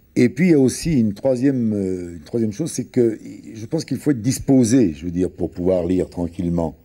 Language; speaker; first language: French; early bilingual, other home language; Italian